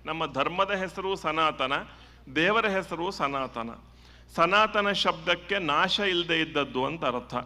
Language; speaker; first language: Kannada; native; Kannada